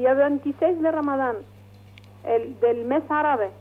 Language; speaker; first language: Spanish; non-native, fluent; Arabic